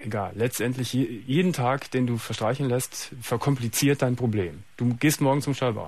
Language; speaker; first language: German; native; German